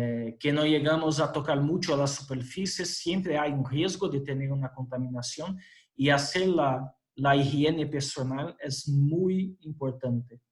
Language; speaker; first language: Spanish; non-native, fluent; Portuguese